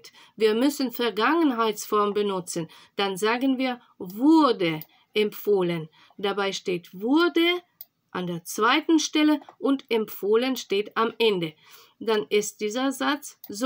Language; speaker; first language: German; non-native, fluent; Russian